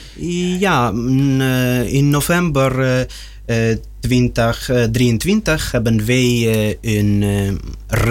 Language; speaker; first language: Dutch; non-native, learner; Russian